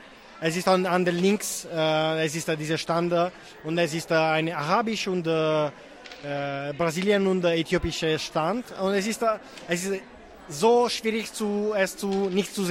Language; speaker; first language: German; non-native, learner; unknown